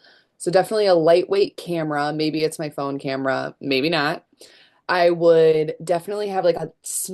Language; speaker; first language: English; native; English